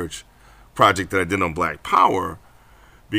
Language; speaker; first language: English; native; English